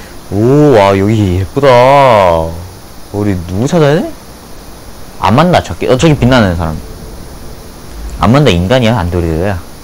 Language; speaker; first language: Korean; native; Korean